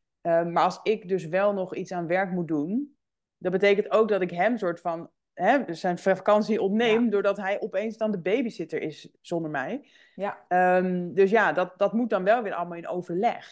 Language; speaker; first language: Dutch; native; Dutch